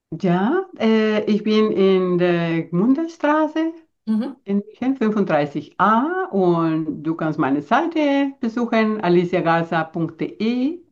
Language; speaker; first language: German; non-native, fluent; Spanish